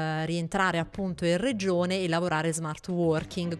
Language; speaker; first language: Italian; native; Italian